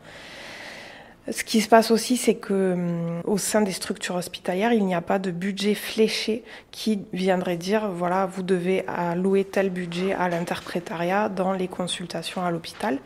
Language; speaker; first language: French; native; French